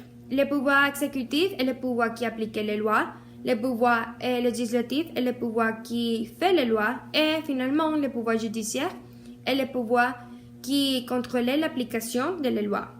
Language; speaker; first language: French; non-native, learner; Spanish